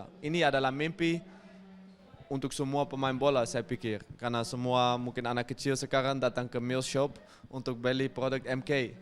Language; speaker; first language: Indonesian; non-native, fluent; Dutch